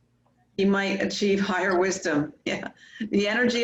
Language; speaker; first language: English; native; English